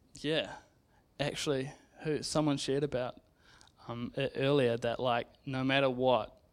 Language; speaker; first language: English; native; English